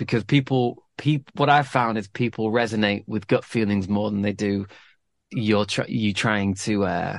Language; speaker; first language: English; native; English